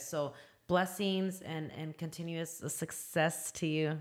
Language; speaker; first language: English; early bilingual, other home language; Spanish